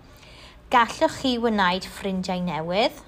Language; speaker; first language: Welsh; non-native, local second language; English